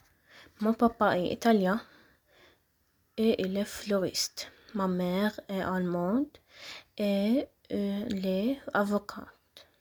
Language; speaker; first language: French; non-native, learner; Arabic